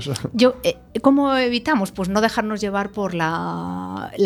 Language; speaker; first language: Spanish; native; Spanish